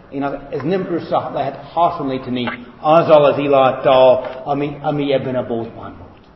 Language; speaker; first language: Hungarian; non-native, fluent; English